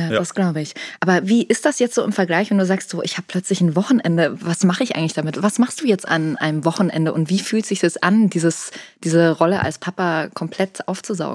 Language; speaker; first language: German; native; German